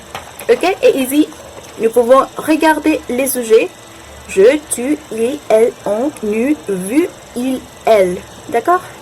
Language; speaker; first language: French; non-native, learner; Spanish